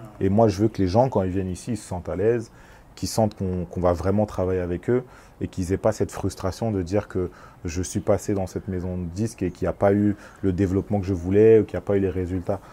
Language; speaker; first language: French; early bilingual, other home language; Lingala